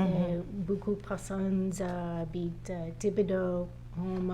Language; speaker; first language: French; non-native, learner; English